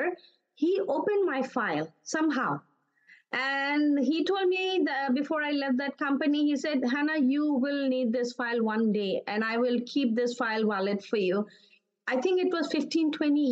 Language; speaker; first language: English; non-native, local second language; Urdu